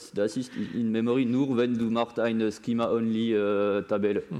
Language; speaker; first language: German; non-native, learner; French